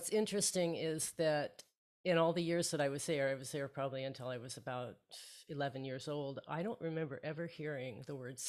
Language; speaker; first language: English; native; English